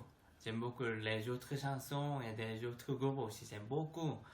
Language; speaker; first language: French; non-native, learner; Korean